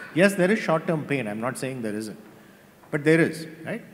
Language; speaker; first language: English; non-native, local second language; Tamil